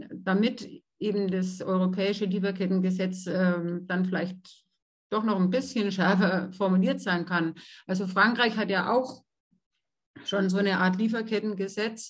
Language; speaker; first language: German; native; German